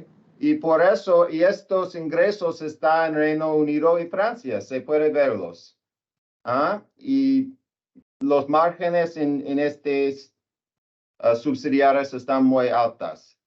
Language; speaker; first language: Spanish; non-native, learner; English